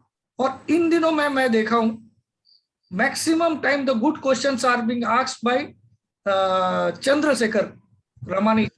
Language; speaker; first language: Hindi; native; Hindi